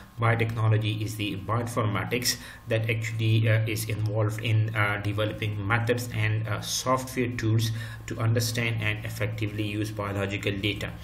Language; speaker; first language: English; non-native, local second language; Urdu